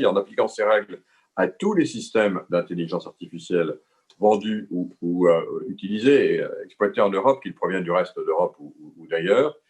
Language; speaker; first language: French; native; French